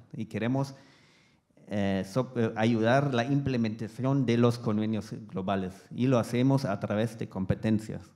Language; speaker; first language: Spanish; non-native, fluent; German